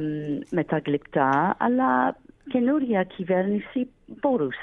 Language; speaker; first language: Greek; non-native, learner; English